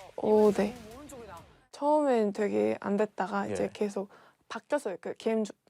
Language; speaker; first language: Korean; non-native, fluent; Mongolian